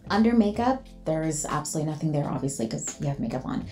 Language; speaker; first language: English; native; English